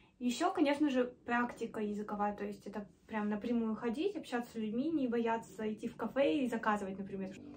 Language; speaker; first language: Russian; native; Russian